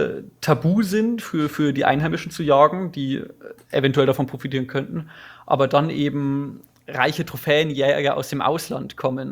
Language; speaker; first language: German; native; German